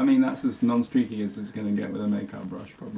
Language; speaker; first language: English; native; English